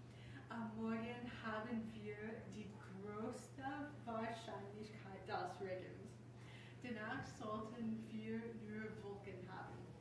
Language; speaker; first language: German; non-native, learner; English